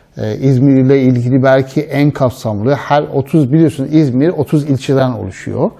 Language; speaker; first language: Turkish; non-native, fluent; Persian